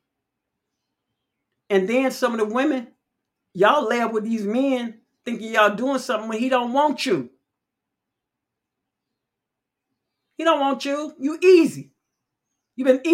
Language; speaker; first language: English; native; English